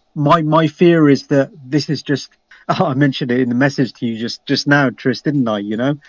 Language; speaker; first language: English; native; English